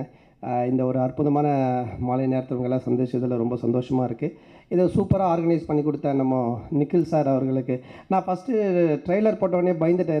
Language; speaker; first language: Tamil; native; Tamil